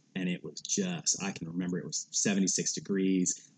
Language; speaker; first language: English; native; English